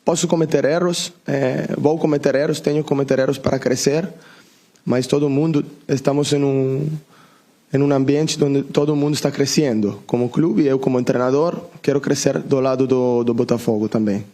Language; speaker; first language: Portuguese; non-native, learner; Italian